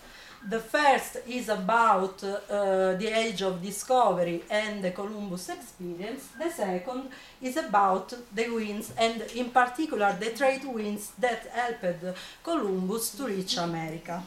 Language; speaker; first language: English; non-native, fluent; Italian